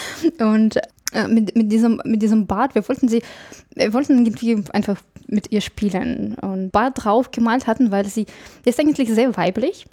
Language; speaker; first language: German; non-native, fluent; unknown